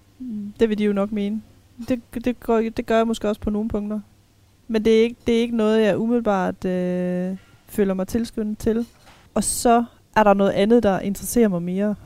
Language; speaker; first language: Danish; native; Danish